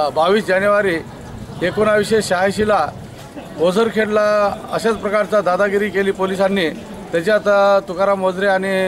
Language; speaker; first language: Marathi; non-native, local second language; Kukna